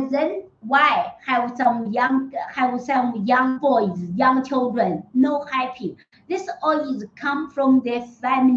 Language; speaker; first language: English; non-native, learner; Chinese